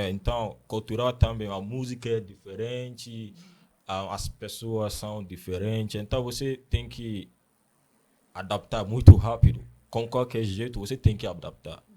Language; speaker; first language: Portuguese; non-native, learner; Akan